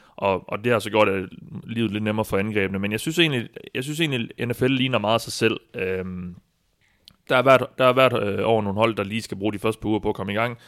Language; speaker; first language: Danish; native; Danish